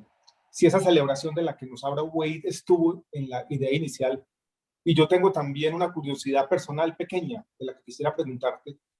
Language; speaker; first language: Spanish; native; Spanish